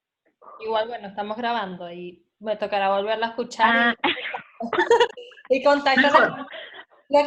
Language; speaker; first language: Spanish; native; Spanish